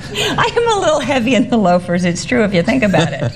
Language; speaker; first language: English; native; English